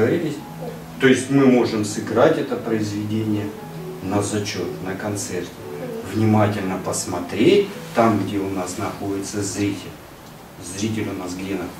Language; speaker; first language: Russian; native; Russian